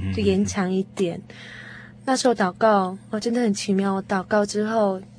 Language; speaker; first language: Chinese; non-native, fluent; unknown